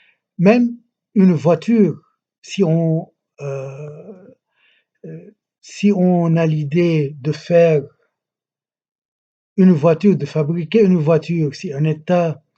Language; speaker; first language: French; non-native, local second language; Arabic